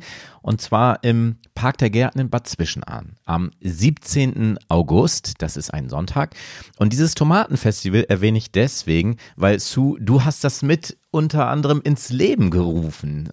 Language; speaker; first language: German; native; German